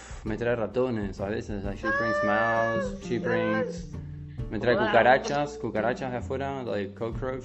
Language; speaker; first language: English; non-native, fluent; Spanish